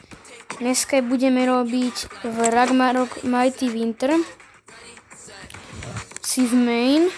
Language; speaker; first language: Slovak; native; Slovak